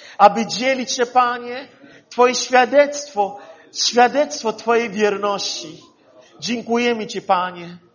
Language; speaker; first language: Polish; non-native, fluent; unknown